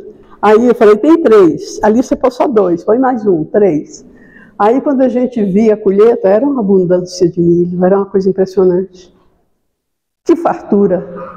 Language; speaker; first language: Portuguese; native; Portuguese